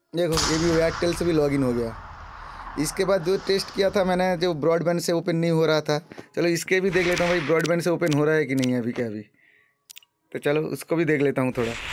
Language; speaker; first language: Hindi; non-native, local second language; Bangla